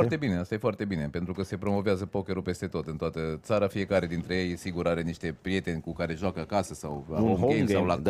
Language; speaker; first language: Romanian; native; Romanian